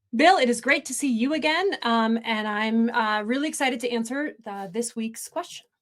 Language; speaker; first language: English; native; English